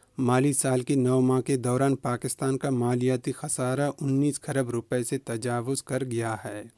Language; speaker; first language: Urdu; non-native, local second language; Baluchi